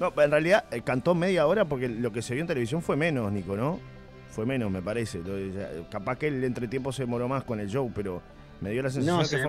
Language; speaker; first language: Spanish; native; Spanish